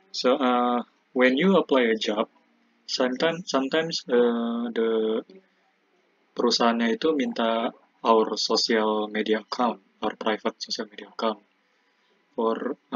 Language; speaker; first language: English; non-native, learner; Indonesian